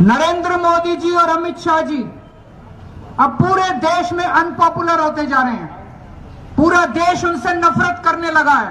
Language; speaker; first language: Hindi; native; Hindi